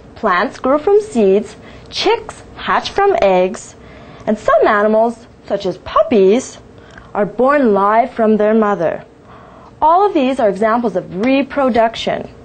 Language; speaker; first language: English; native; English